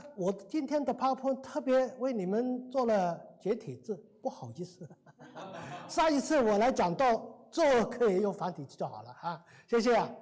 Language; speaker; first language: Chinese; non-native, local second language; Cantonese